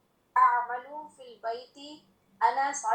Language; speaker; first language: Arabic; non-native, learner; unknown